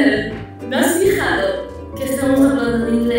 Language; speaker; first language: Spanish; early bilingual, other home language; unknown